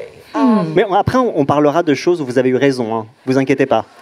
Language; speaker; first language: French; native; French